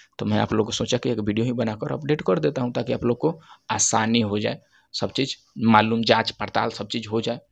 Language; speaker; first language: Hindi; native; Hindi